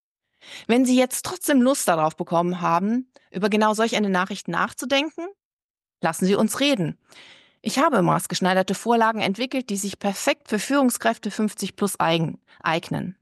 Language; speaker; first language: German; native; German